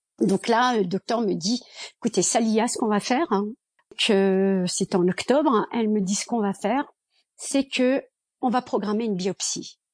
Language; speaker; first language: French; early bilingual, other home language; Kabyle